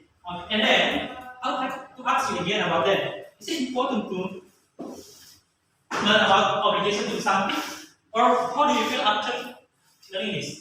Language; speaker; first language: English; non-native, learner; Indonesian